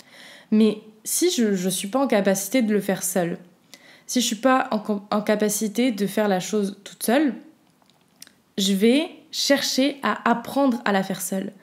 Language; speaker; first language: French; native; French